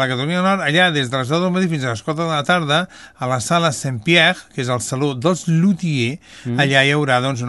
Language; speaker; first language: Catalan; native; Catalan